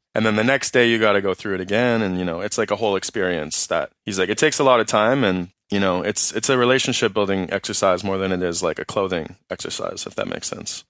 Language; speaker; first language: English; native; English